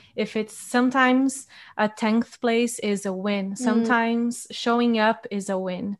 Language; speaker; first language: English; non-native, fluent; Portuguese